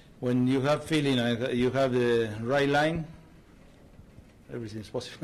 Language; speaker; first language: English; non-native, learner; Spanish